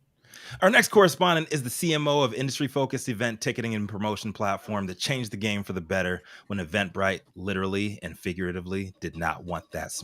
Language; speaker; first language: English; native; English